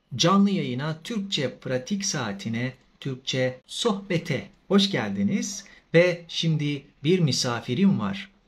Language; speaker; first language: Turkish; native; Turkish